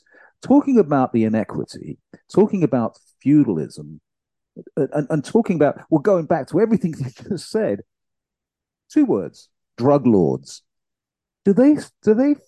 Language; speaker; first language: English; native; English